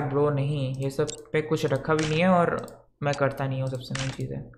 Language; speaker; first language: Hindi; non-native, local second language; Bangla